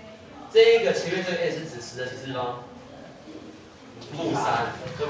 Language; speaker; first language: Chinese; native; Chinese